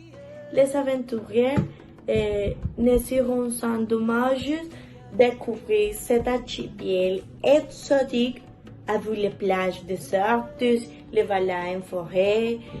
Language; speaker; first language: French; non-native, learner; Spanish